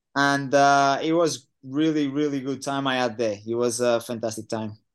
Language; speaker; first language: English; non-native, fluent; Portuguese